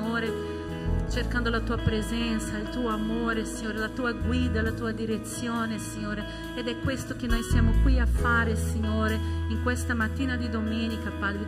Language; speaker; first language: Italian; non-native, fluent; Portuguese